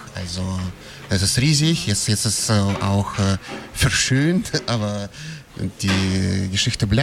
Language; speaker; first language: German; non-native, fluent; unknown